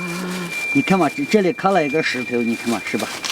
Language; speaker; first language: Chinese; native; Chinese